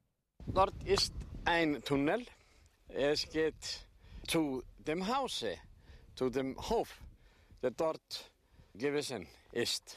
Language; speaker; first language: German; non-native, fluent; Icelandic